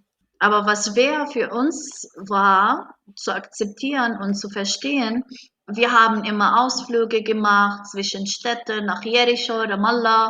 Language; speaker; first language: German; non-native, fluent; Arabic